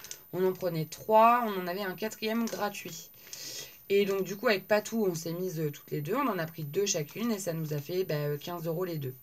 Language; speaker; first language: French; native; French